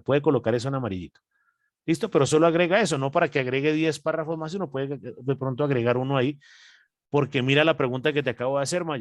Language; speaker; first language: Spanish; native; Spanish